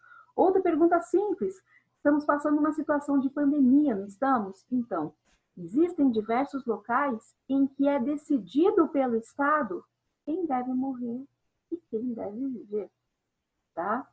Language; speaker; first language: Portuguese; native; Portuguese